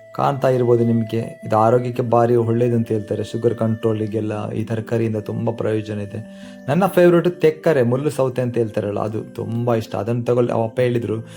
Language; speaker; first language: Kannada; non-native, local second language; Tulu